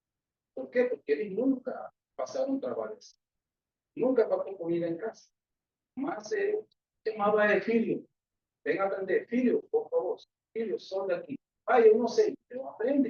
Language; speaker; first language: Portuguese; non-native, learner; Spanish